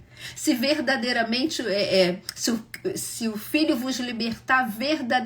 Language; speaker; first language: Portuguese; native; Portuguese